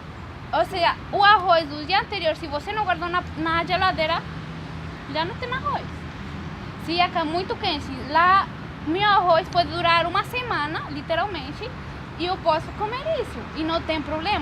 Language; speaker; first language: Portuguese; non-native, learner; Spanish